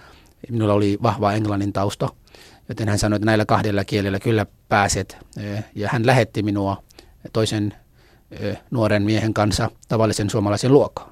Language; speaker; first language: Finnish; non-native, fluent; Somali